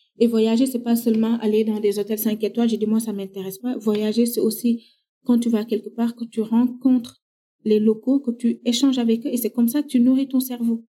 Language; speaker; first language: French; non-native, local second language; Wolof